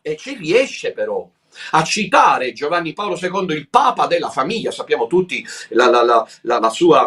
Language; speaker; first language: Italian; native; Italian